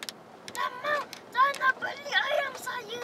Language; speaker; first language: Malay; non-native, local second language; English